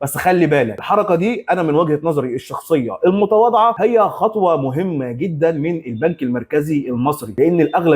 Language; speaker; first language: Arabic; native; Arabic